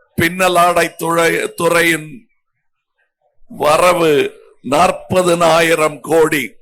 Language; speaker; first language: Tamil; native; Tamil